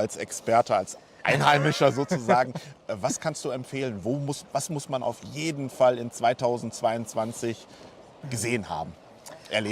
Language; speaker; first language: German; native; German